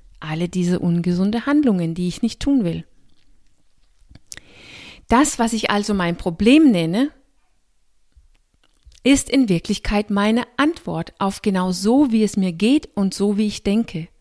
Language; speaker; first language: German; non-native, fluent; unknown